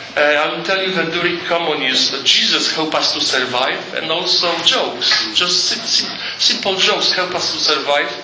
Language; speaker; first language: English; non-native, fluent; Polish